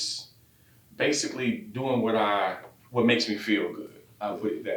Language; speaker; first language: English; native; English